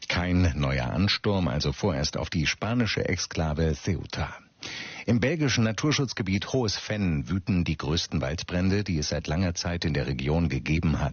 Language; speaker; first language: German; native; German